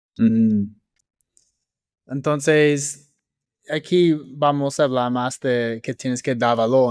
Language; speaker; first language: Spanish; non-native, fluent; English